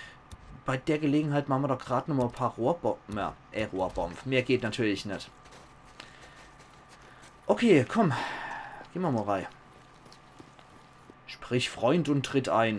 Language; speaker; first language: German; native; German